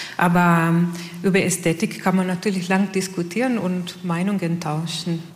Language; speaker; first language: German; non-native, fluent; Italian